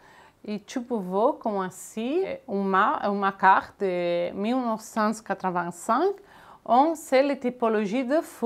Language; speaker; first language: French; non-native, fluent; Catalan